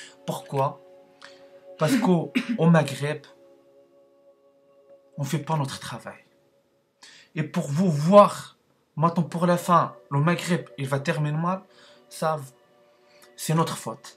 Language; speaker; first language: French; non-native, learner; Arabic